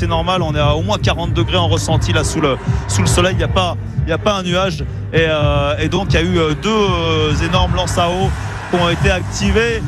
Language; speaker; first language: French; native; French